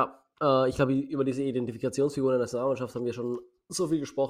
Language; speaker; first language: German; native; German